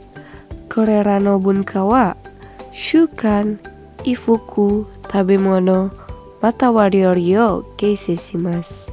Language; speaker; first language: Japanese; non-native, fluent; Indonesian